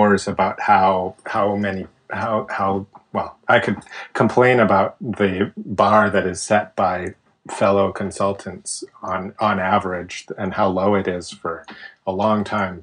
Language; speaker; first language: English; native; English